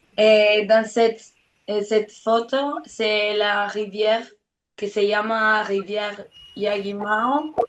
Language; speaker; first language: French; non-native, learner; Spanish